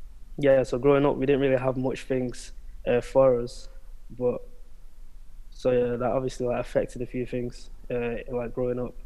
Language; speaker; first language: English; native; English